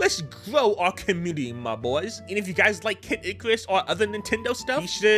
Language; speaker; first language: English; native; English